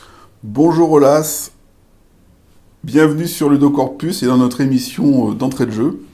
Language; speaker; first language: French; native; French